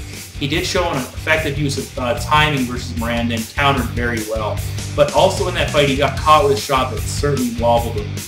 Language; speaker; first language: English; native; English